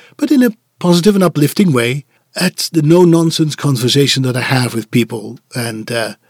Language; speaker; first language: English; non-native, fluent; Dutch